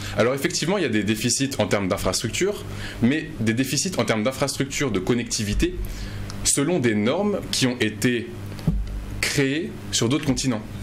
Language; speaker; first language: French; non-native, local second language; Mossi